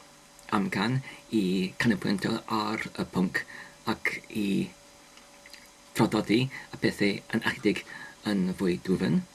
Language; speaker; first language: Welsh; non-native, learner; English